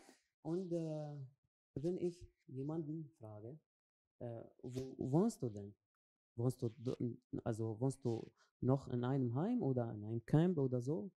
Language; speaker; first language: German; non-native, learner; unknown